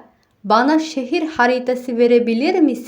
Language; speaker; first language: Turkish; non-native, fluent; Uzbek